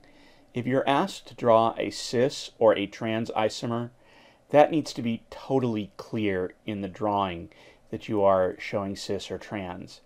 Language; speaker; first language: English; native; English